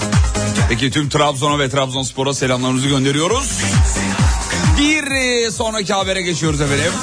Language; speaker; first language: Turkish; native; Turkish